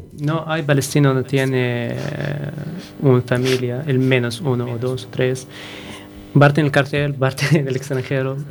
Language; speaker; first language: Spanish; non-native, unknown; Arabic